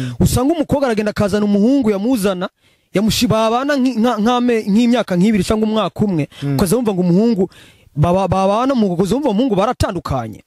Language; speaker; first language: Rundi; early bilingual, heritage; Rundi